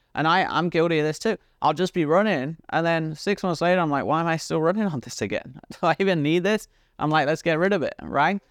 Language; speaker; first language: English; native; English